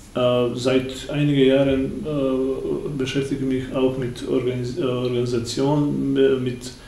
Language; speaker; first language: German; non-native, fluent; Bosnian